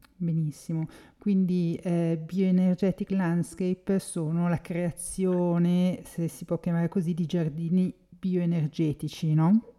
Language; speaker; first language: Italian; native; Italian